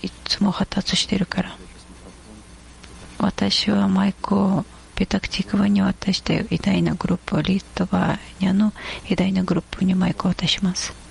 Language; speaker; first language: Japanese; non-native, fluent; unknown